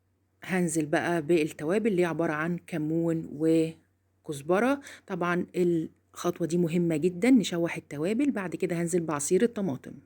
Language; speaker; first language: Arabic; native; Arabic